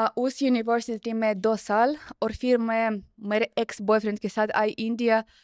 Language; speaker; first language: Hindi; non-native, fluent; Russian